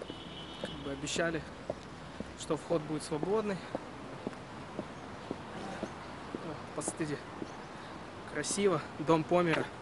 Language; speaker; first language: Russian; native; Russian